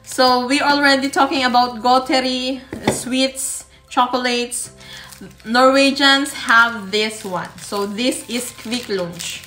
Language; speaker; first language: English; non-native, local second language; Filipino